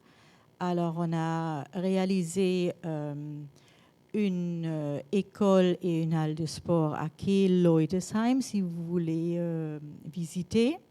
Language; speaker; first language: French; non-native, learner; German